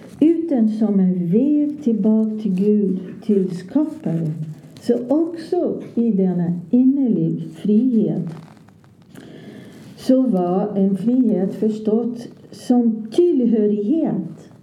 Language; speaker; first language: Swedish; non-native, fluent; Portuguese